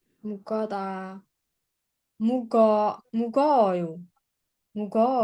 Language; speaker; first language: Korean; non-native, learner; Burmese